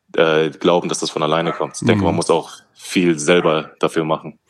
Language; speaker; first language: German; native; German